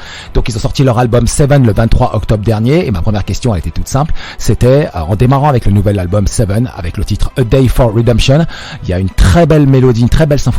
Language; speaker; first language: French; native; French